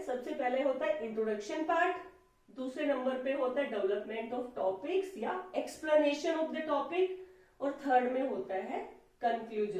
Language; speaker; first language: Hindi; native; Hindi